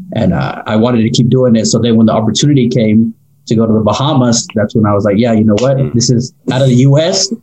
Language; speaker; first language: English; native; English